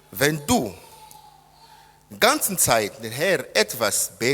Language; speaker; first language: German; non-native, fluent; Lingala